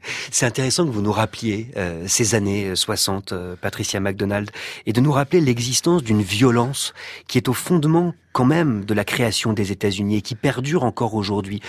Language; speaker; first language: French; native; French